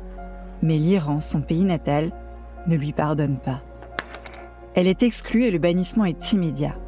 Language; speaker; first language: French; native; French